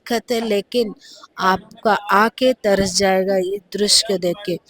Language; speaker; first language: Hindi; non-native, local second language; Telugu